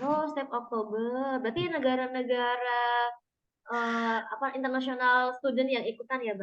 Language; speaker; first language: Indonesian; native; Indonesian